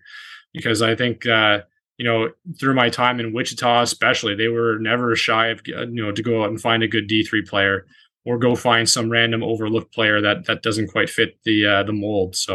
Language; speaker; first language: English; native; English